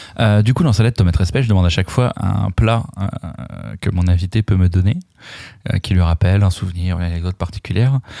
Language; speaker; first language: French; native; French